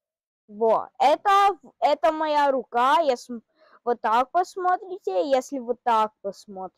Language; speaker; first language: Russian; early bilingual, heritage; Russian